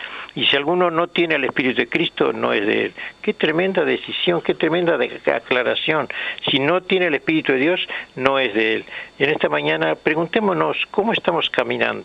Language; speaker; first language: Spanish; native; Spanish